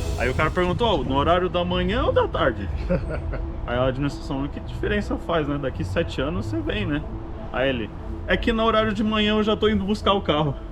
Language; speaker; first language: Portuguese; early bilingual, other home language; Spanish